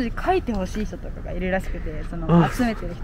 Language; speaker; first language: Japanese; native; Japanese